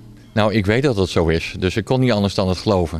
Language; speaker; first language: Dutch; native; Dutch